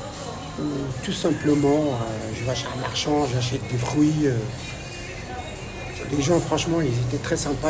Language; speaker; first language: French; non-native, local second language; Arabic